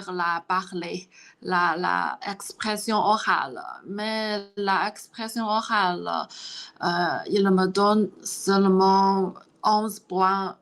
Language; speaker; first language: French; non-native, learner; Chinese